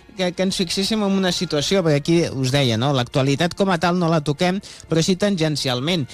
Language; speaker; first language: Catalan; native; Catalan